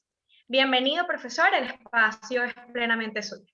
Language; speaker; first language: Spanish; native; Spanish